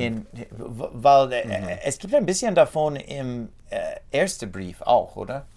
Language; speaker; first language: German; non-native, learner; English